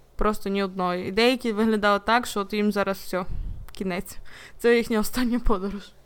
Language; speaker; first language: Ukrainian; native; Ukrainian